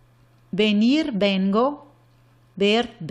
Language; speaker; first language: Spanish; non-native, fluent; English